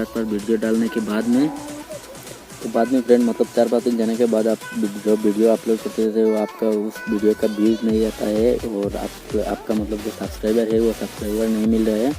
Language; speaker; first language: Hindi; non-native, local second language; Bangla